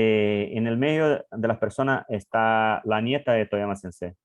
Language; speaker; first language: Spanish; non-native, learner; English